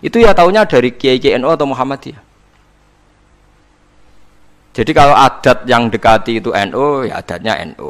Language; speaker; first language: Indonesian; non-native, local second language; Javanese